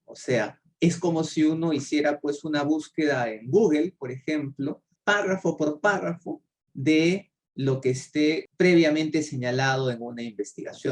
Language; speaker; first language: Spanish; native; Spanish